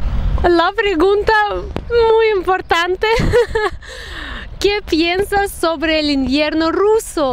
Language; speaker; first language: Spanish; non-native, fluent; Russian